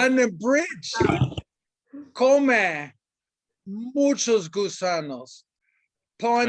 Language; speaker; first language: Spanish; non-native, fluent; English